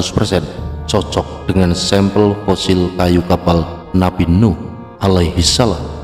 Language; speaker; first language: Indonesian; native; Indonesian